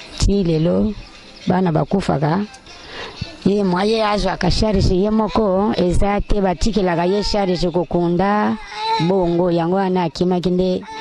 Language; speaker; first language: Lingala; non-native, local second language; Kituba (Democratic Republic of Congo)